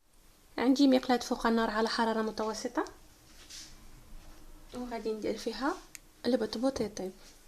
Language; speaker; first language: Arabic; native; Arabic